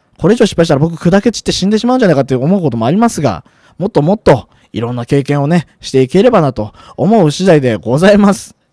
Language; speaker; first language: Japanese; native; Japanese